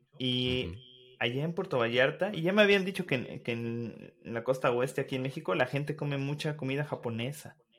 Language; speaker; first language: Spanish; native; Spanish